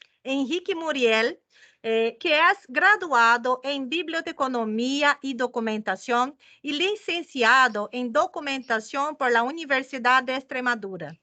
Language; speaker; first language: Spanish; non-native, fluent; Portuguese